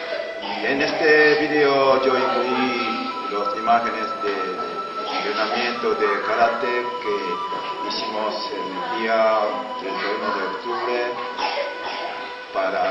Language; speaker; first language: Spanish; non-native, learner; Japanese